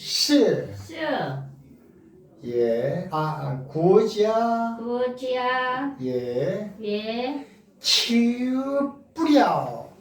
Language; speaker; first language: Chinese; non-native, learner; Korean